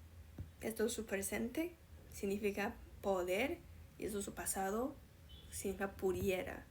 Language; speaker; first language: Spanish; non-native, fluent; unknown